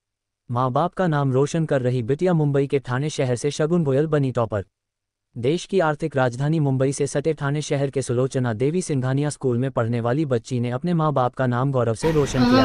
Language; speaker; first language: Hindi; native; Hindi